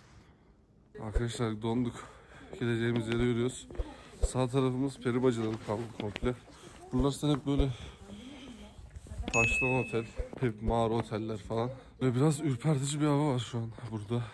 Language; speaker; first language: Turkish; native; Turkish